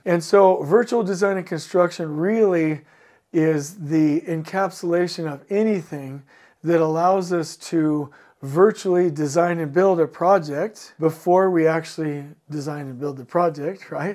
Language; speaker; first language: English; native; English